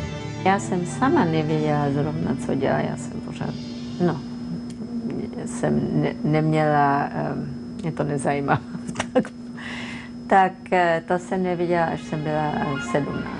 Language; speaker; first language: Czech; early bilingual, heritage; Czech